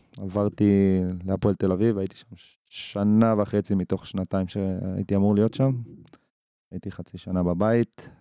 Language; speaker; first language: Hebrew; early bilingual, other home language; English